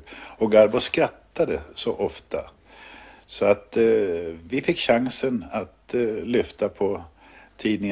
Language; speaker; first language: Swedish; native; Swedish